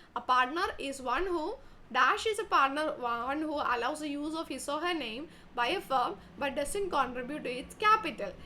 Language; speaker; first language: English; non-native, local second language; Malayalam